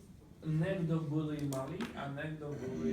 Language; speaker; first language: Czech; non-native, learner; Ukrainian